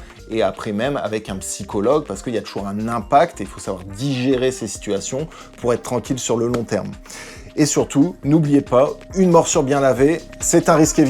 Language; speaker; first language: French; native; French